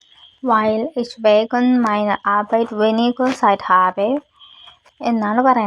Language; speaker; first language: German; non-native, learner; Malayalam